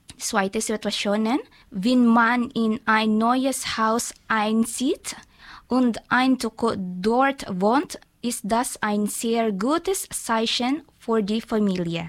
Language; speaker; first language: German; non-native, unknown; Filipino